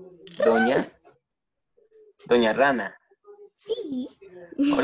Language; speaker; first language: Spanish; native; Spanish